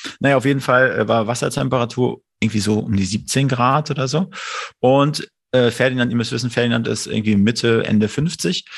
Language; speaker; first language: German; native; German